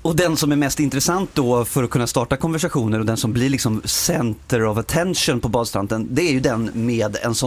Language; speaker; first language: Swedish; native; Swedish